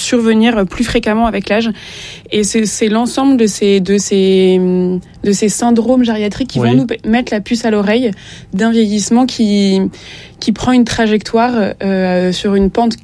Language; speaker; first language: French; native; French